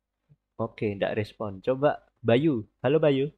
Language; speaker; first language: Indonesian; native; Indonesian